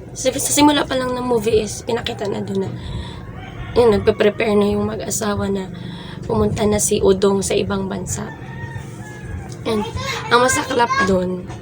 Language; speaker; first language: Filipino; non-native, local second language; Bikol